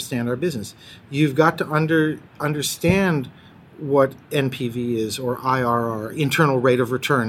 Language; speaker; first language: English; native; English